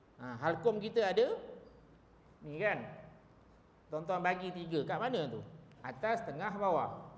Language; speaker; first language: Malay; native; Malay